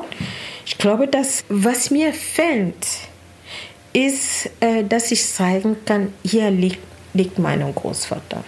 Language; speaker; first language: German; non-native, learner; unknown